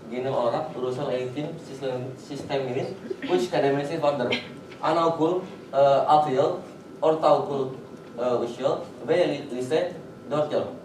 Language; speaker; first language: Turkish; non-native, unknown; Indonesian